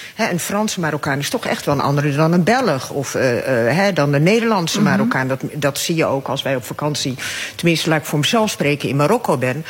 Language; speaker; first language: Dutch; early bilingual, other home language; Arabic